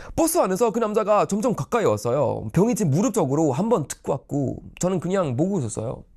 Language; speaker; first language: Korean; non-native, fluent; Swedish